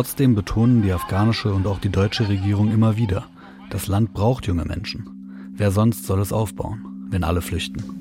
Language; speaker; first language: German; native; German